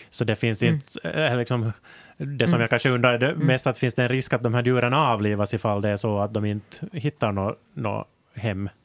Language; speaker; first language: Swedish; native; Swedish